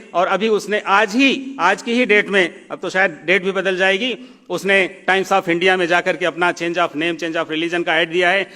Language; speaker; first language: Urdu; native; Urdu